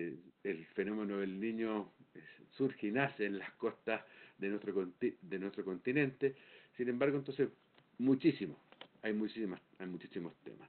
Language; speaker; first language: Spanish; native; Spanish